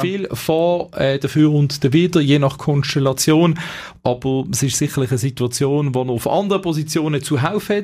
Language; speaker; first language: German; native; German